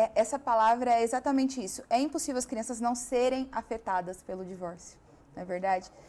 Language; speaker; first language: Portuguese; native; Portuguese